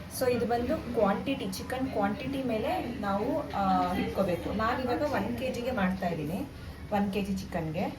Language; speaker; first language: Kannada; non-native, local second language; Telugu